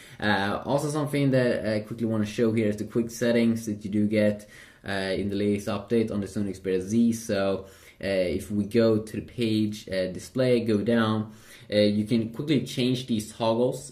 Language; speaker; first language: English; non-native, fluent; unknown